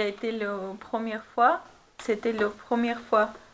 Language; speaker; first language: French; non-native, learner; Armenian